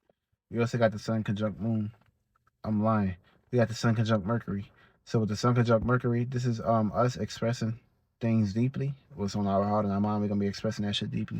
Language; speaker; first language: English; native; English